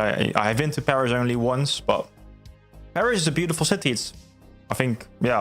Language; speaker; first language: English; non-native, fluent; Dutch